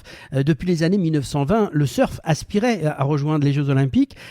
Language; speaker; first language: French; native; French